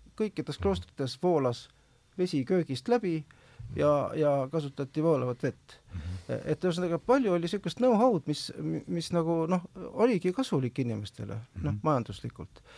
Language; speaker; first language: Estonian; native; Estonian